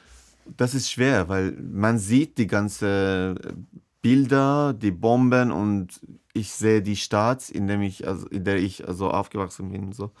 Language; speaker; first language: German; non-native, learner; Persian